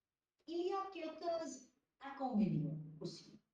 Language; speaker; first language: French; non-native, learner; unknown